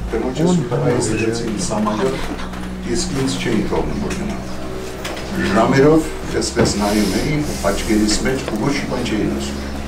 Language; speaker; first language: Armenian; native; Armenian